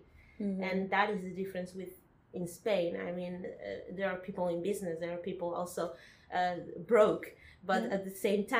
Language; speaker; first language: English; non-native, fluent; Spanish